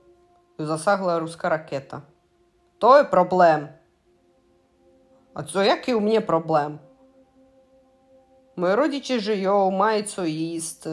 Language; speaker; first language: Czech; non-native, fluent; Russian